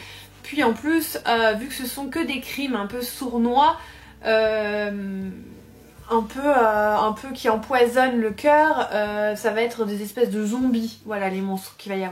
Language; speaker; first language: French; native; French